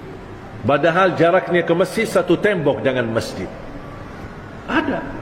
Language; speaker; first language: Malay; non-native, fluent; Arabic